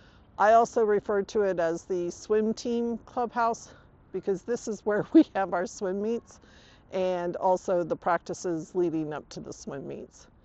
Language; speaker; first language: English; native; English